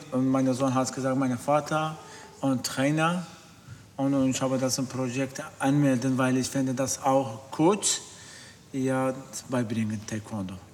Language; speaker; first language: German; non-native, learner; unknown